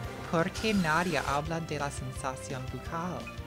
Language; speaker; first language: Spanish; non-native, learner; English